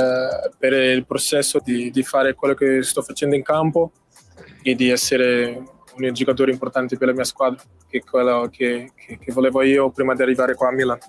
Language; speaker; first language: Italian; non-native, fluent; Portuguese